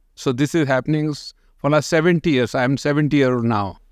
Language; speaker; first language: English; non-native, local second language; Marathi